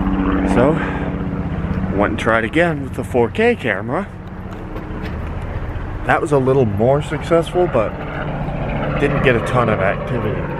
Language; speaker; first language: English; native; English